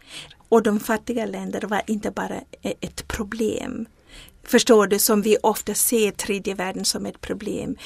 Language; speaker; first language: Swedish; non-native, fluent; Zulu